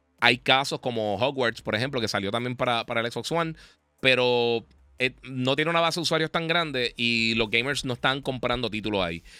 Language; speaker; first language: Spanish; native; Spanish